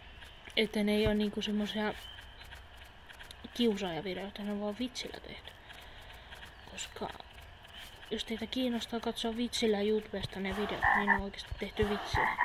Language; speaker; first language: Finnish; native; Finnish